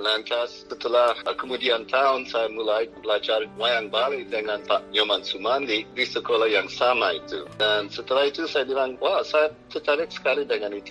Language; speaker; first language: Indonesian; non-native, fluent; English